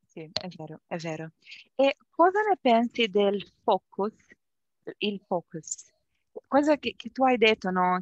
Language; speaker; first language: Italian; non-native, learner; Portuguese